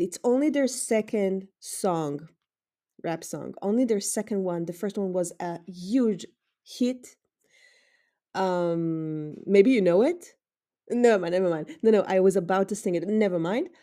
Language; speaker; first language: English; non-native, fluent; Hebrew